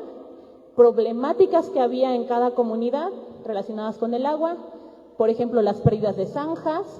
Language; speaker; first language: Spanish; native; Spanish